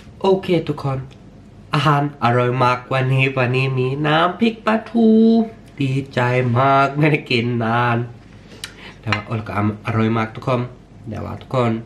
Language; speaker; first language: Thai; early bilingual, heritage; Swedish